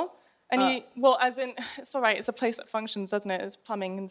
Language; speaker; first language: English; native; English